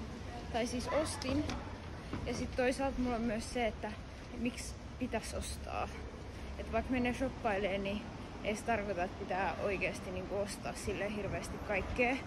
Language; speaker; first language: Finnish; native; Finnish